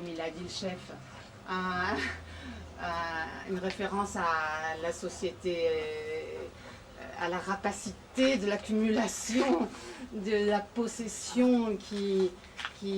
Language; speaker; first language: French; native; French